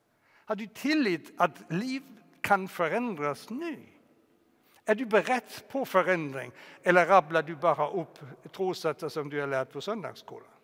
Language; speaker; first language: Norwegian; non-native, fluent; German